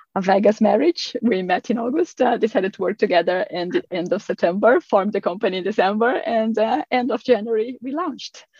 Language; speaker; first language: English; non-native, fluent; Portuguese